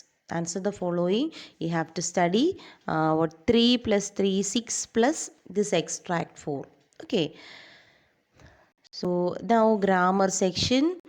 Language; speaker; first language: English; non-native, local second language; Malayalam